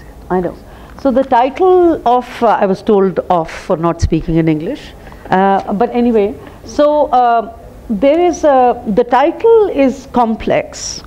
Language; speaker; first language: English; non-native, local second language; Hindi